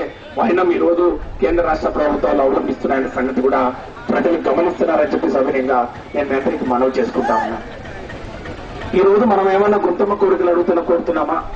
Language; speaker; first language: Telugu; native; Telugu